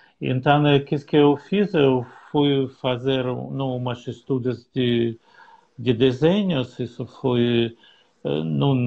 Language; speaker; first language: Portuguese; non-native, learner; Russian